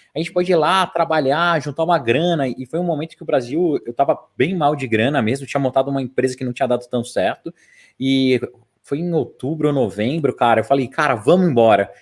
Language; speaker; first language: Portuguese; native; Portuguese